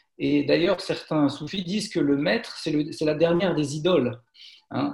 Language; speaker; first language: French; native; French